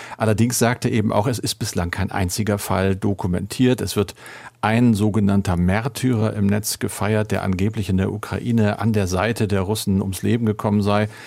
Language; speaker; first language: German; native; German